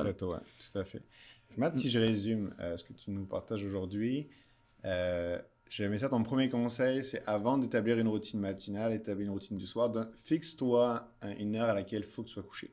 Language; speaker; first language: French; native; French